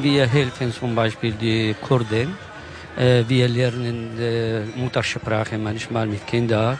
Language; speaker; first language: German; non-native, learner; Kurdish